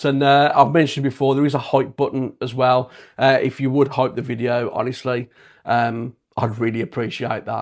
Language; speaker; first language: English; native; English